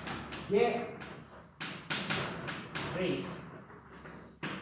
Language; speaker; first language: German; non-native, fluent; Hungarian